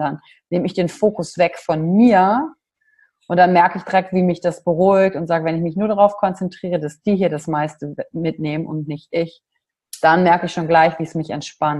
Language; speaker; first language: German; native; German